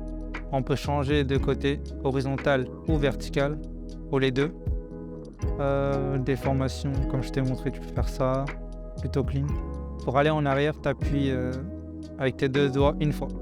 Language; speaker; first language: French; native; French